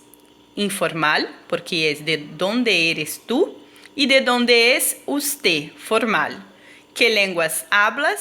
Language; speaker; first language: Spanish; non-native, fluent; Portuguese